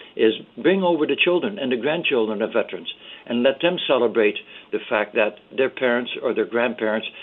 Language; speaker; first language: English; early bilingual, other home language; Dutch